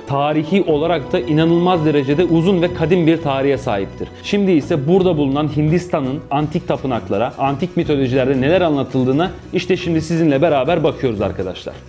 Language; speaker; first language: Turkish; native; Turkish